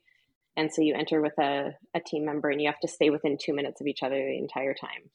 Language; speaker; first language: English; native; English